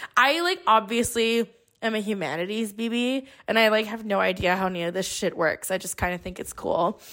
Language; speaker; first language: English; native; English